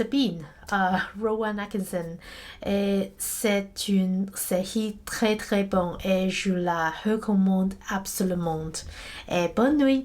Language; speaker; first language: French; non-native, learner; Cantonese